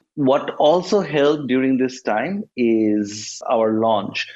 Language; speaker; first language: English; non-native, local second language; Bangla